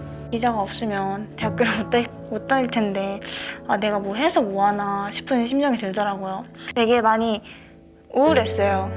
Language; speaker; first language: Korean; early bilingual, other home language; Mongolian